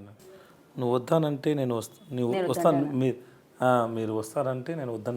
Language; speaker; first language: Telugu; non-native, learner; Tamil